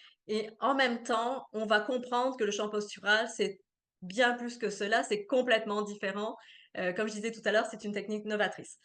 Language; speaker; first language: French; native; French